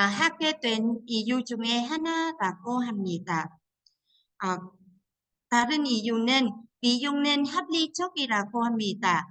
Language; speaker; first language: Korean; non-native, fluent; Vietnamese